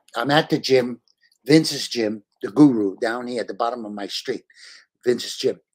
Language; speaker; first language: English; early bilingual, other home language; Spanish